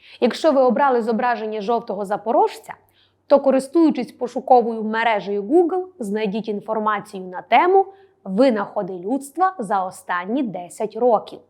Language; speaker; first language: Ukrainian; native; Ukrainian